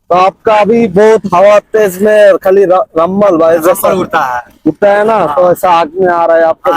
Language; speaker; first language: Hindi; non-native, learner; Bangla